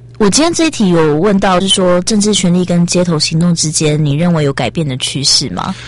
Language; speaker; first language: Chinese; native; Chinese